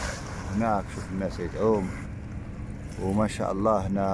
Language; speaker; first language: Arabic; native; Arabic